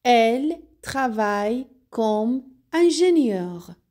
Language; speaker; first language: French; non-native, fluent; Persian